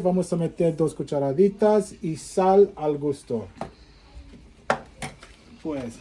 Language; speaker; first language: Spanish; non-native, fluent; Sylheti